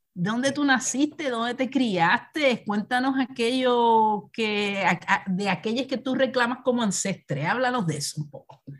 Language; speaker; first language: Spanish; native; Spanish